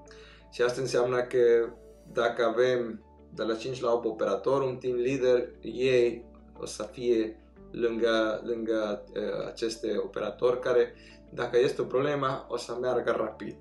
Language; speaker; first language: Romanian; non-native, fluent; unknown